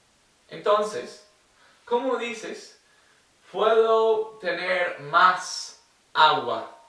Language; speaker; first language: Spanish; non-native, learner; English